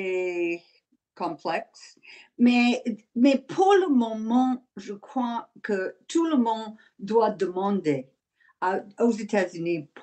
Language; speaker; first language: French; non-native, learner; English